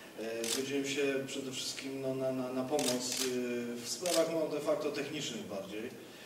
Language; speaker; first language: Polish; native; Polish